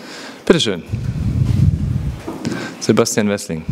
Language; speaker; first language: German; native; German